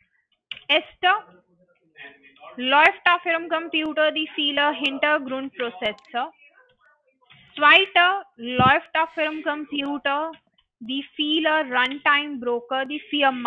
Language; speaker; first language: German; non-native, learner; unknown